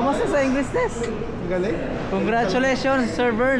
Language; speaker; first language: Filipino; native; Filipino